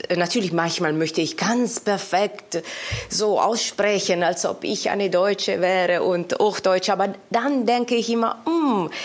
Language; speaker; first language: German; non-native, fluent; Italian